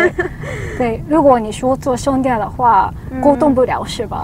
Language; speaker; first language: Chinese; non-native, learner; Japanese